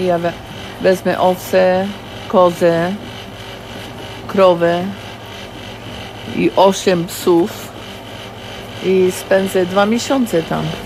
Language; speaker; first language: Polish; non-native, learner; English